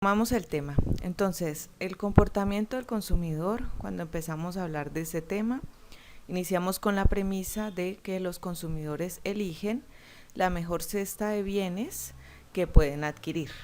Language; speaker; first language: Spanish; native; Spanish